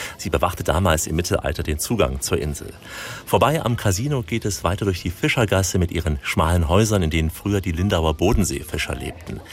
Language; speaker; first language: German; native; German